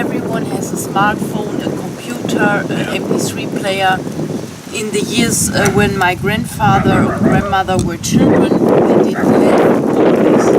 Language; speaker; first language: English; non-native, fluent; German